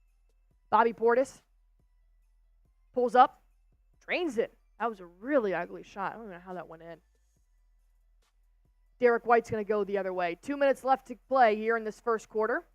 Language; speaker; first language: English; native; English